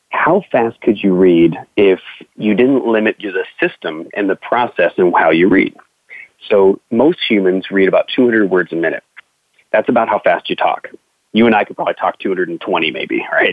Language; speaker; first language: English; native; English